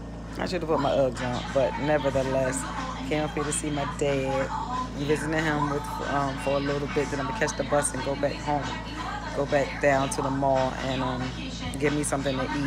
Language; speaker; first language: English; native; English